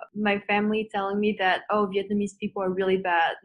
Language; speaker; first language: English; non-native, fluent; Vietnamese